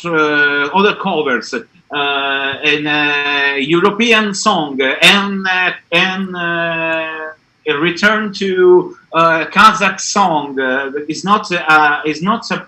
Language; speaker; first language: English; non-native, learner; Italian